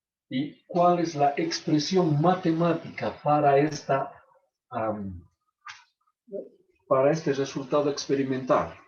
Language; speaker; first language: Spanish; native; Spanish